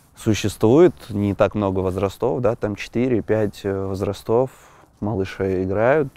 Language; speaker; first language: Russian; native; Russian